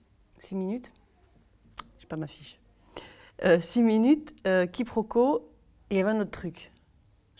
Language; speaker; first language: French; native; French